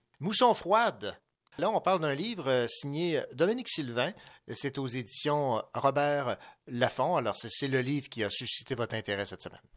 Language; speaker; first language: French; native; French